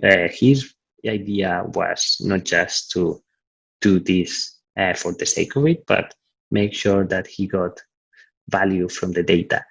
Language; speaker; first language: English; non-native, fluent; Italian